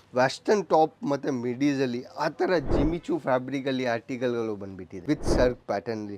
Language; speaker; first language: Kannada; non-native, local second language; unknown